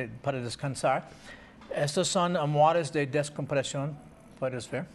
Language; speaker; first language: Spanish; non-native, learner; English